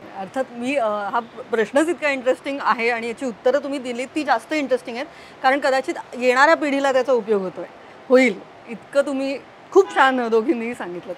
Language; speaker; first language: Marathi; native; Marathi